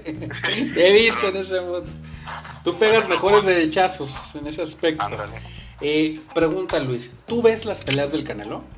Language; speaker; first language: Spanish; native; Spanish